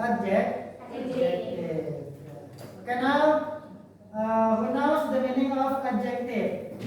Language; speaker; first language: English; non-native, fluent; Indonesian